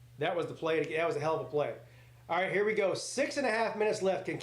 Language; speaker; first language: English; native; English